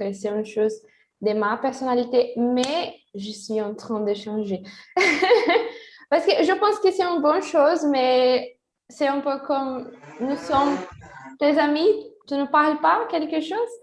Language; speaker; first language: French; non-native, learner; Portuguese